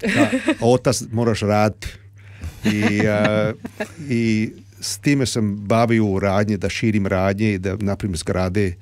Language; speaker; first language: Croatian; early bilingual, heritage; Croatian